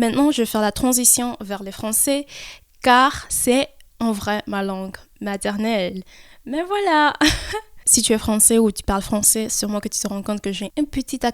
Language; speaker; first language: French; early bilingual, heritage; French